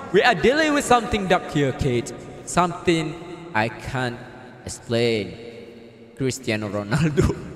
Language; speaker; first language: English; non-native, local second language; Malay